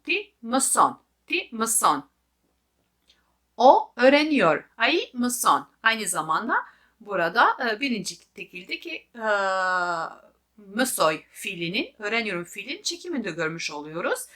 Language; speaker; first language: Turkish; non-native, fluent; Albanian